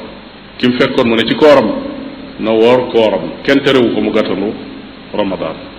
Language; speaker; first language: Wolof; native; Wolof